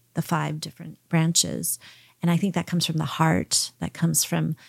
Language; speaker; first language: English; early bilingual, heritage; English